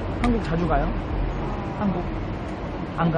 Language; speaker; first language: Korean; non-native, learner; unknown